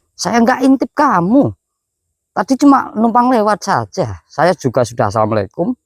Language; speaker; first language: Indonesian; native; Indonesian